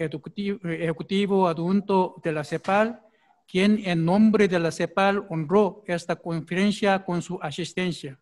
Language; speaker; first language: Spanish; non-native, fluent; Korean